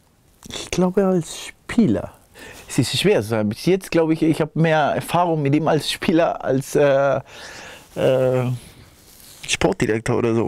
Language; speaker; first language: German; non-native, fluent; Spanish